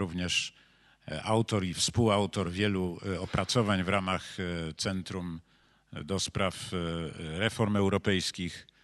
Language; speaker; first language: Polish; native; Polish